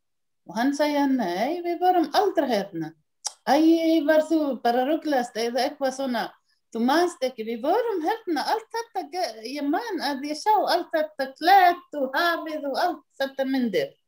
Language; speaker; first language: Icelandic; non-native, learner; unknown